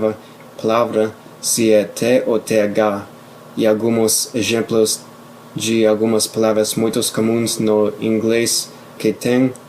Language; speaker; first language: Portuguese; non-native, fluent; English